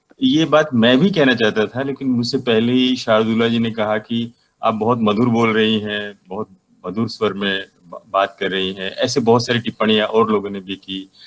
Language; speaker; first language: Hindi; native; Hindi